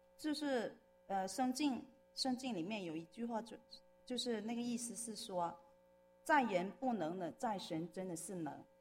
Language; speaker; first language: Chinese; non-native, local second language; Cantonese